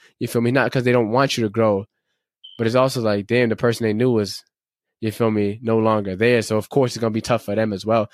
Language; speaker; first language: English; native; English